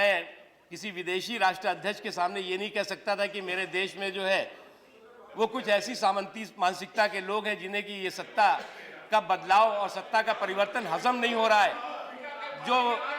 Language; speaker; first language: Hindi; native; Hindi